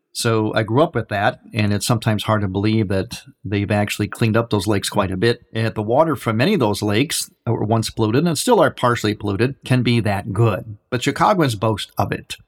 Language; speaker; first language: English; native; English